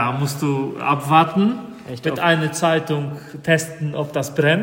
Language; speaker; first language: German; non-native, fluent; Polish